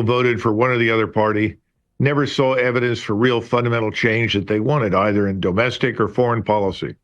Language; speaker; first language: English; native; English